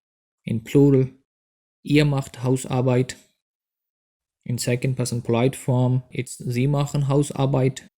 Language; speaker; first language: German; non-native, fluent; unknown